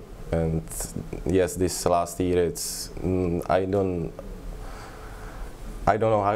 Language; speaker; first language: English; non-native, learner; Czech